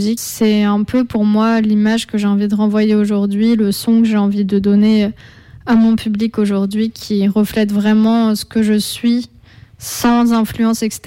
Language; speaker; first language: French; native; French